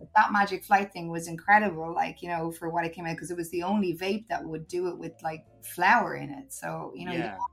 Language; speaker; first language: English; native; English